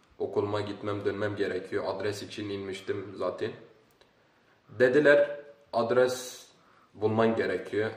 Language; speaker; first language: Turkish; early bilingual, other home language; Arabic